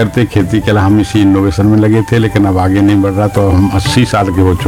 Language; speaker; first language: Hindi; native; Hindi